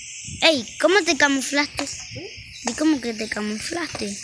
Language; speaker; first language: Spanish; native; Spanish